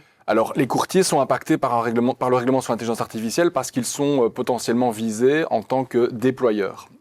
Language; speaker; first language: French; native; French